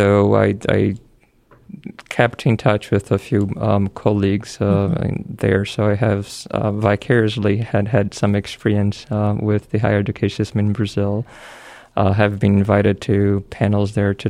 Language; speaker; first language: English; non-native, fluent; Portuguese